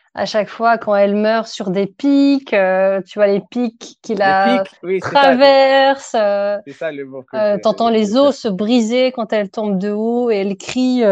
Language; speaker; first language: French; native; French